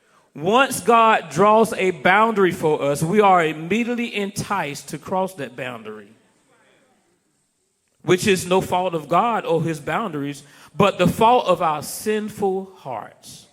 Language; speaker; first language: English; native; English